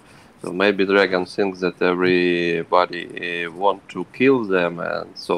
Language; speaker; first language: English; non-native, learner; Ukrainian